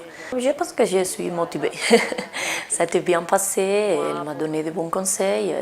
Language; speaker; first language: French; non-native, fluent; Spanish